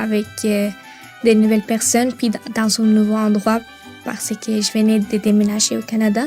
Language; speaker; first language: French; early bilingual, other home language; Spanish